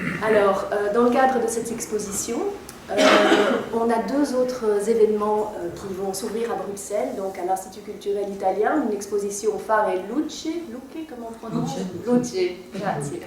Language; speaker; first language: French; native; French